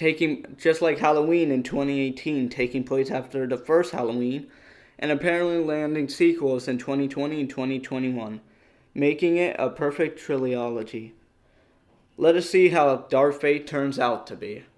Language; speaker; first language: English; native; English